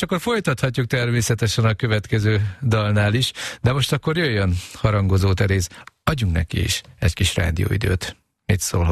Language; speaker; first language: Hungarian; native; Hungarian